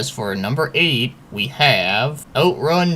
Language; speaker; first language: English; native; English